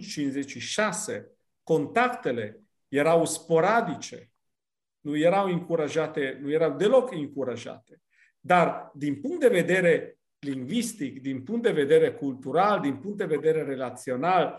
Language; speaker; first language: Romanian; non-native, fluent; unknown